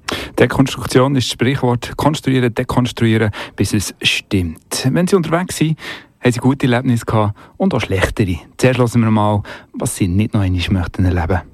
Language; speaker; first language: German; native; German